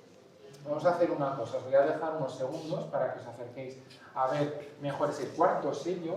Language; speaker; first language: Spanish; native; Spanish